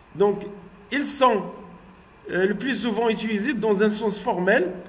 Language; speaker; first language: French; non-native, local second language; Arabic